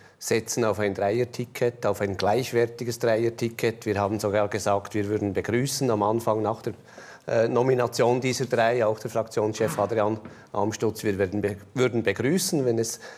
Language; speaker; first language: German; native; German